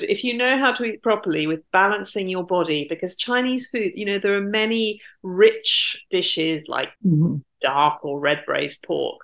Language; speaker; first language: English; native; English